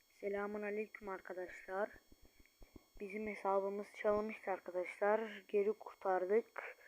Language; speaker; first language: Turkish; native; Turkish